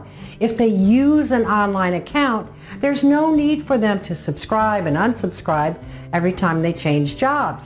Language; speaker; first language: English; native; English